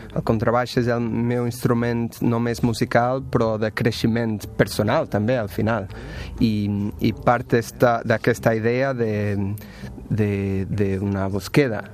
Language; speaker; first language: Catalan; non-native, learner; Portuguese